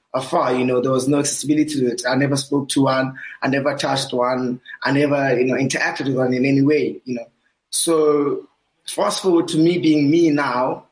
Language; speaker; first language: English; non-native, local second language; Southern Sotho